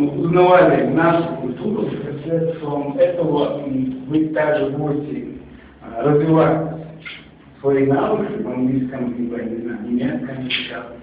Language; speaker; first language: Russian; non-native, local second language; Chechen